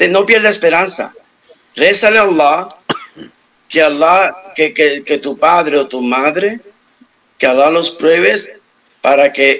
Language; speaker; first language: Spanish; native; Spanish